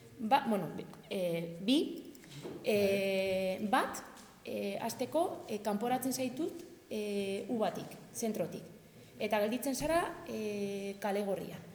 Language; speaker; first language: Basque; non-native, local second language; Spanish